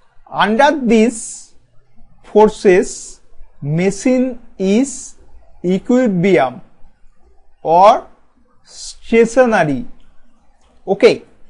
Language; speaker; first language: English; non-native, local second language; Bangla